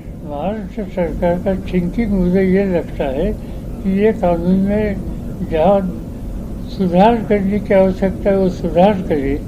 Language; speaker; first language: Hindi; non-native, local second language; Marathi